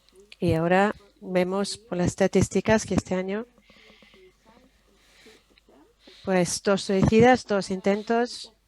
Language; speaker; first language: Spanish; non-native, fluent; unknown